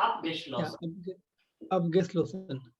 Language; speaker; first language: German; non-native, learner; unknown